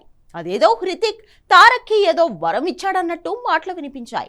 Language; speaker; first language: Telugu; native; Telugu